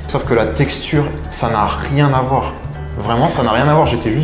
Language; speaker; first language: French; native; French